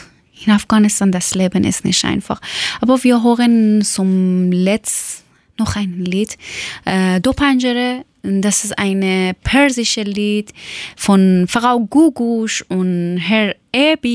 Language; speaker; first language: German; non-native, fluent; Persian